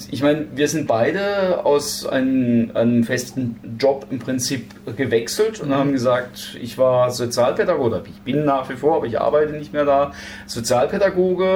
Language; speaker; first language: German; native; German